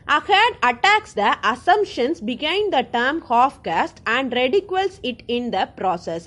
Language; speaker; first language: English; non-native, local second language; Tamil